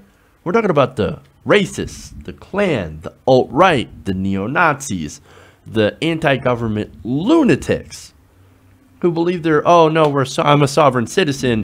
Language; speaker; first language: English; native; English